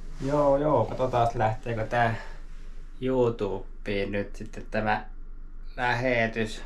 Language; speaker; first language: Finnish; native; Finnish